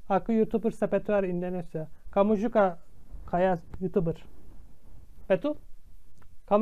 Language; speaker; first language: Indonesian; non-native, learner; Turkish